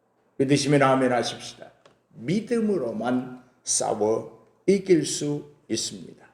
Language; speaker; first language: Korean; native; Korean